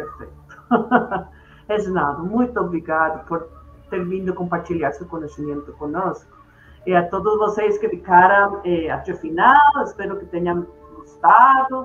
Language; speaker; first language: Portuguese; non-native, fluent; Spanish